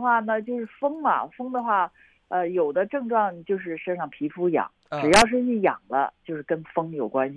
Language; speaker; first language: Chinese; native; Chinese